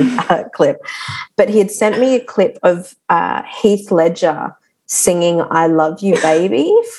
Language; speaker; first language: English; native; English